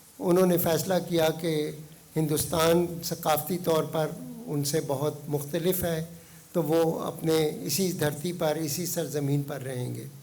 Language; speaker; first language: Urdu; non-native, local second language; Punjabi